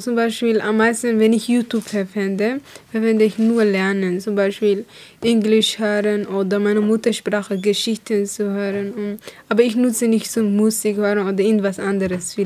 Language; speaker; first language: German; non-native, learner; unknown